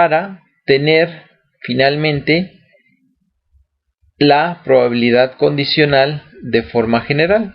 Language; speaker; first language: Spanish; native; Spanish